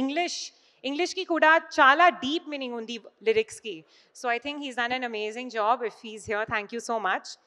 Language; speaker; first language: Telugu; non-native, learner; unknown